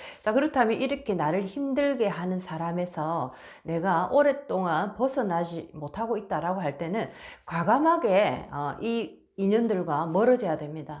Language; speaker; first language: Korean; native; Korean